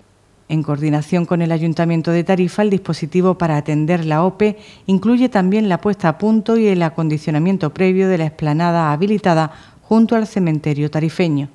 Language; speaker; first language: Spanish; native; Spanish